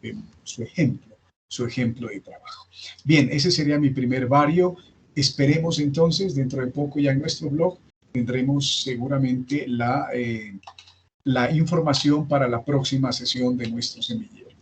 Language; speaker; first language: Spanish; native; Spanish